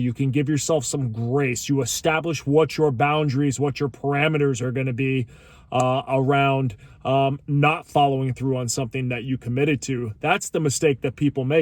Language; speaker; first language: English; native; English